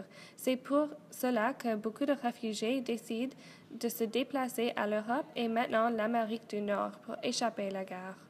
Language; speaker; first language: French; non-native, learner; English